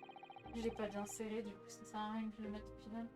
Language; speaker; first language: French; native; French